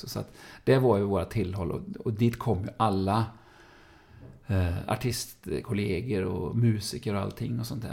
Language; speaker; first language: Swedish; native; Swedish